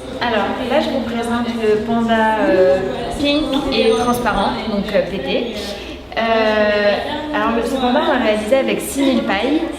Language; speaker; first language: French; non-native, local second language; Arabic